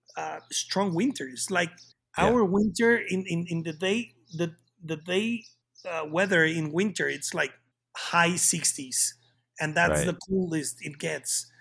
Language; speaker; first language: English; non-native, fluent; Spanish